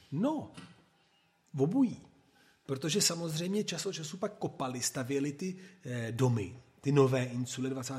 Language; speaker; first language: Czech; non-native, fluent; Italian